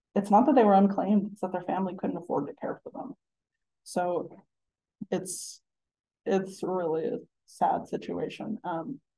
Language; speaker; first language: English; native; English